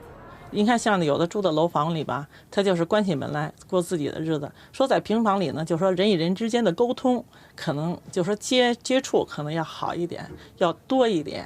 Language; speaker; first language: Chinese; native; Chinese